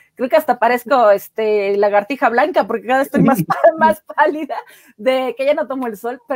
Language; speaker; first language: Spanish; native; Spanish